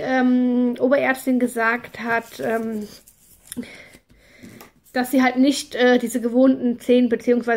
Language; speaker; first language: German; native; German